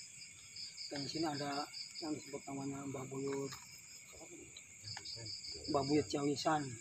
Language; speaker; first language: Indonesian; native; Indonesian